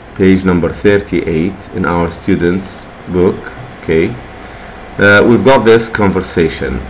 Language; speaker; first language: English; non-native, fluent; Arabic